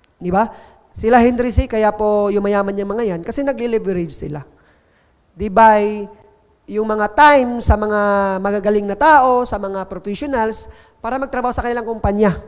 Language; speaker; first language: Filipino; non-native, local second language; Cebuano